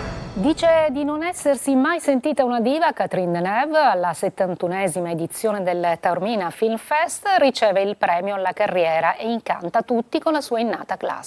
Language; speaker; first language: Italian; native; Italian